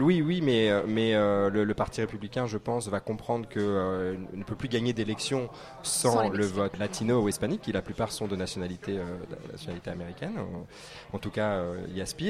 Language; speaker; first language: French; native; French